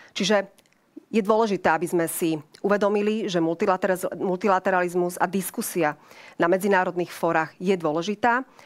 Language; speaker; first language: Slovak; native; Slovak